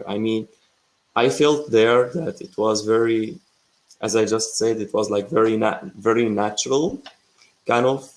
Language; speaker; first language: English; non-native, fluent; Arabic